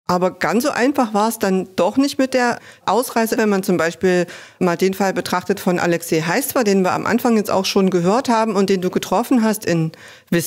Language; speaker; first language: German; native; German